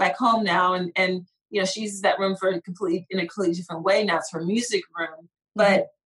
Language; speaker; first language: English; native; English